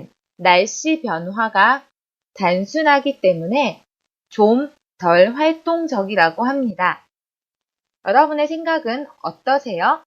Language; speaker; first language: Korean; native; Korean